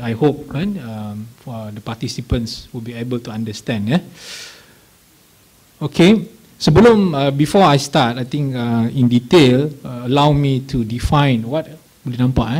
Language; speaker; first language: English; non-native, local second language; Malay